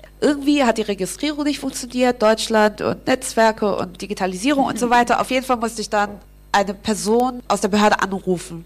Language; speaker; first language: German; early bilingual, other home language; Vietnamese